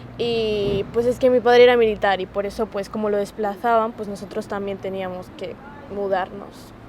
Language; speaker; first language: Spanish; native; Spanish